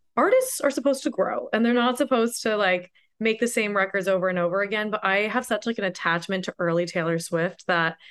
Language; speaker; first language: English; native; English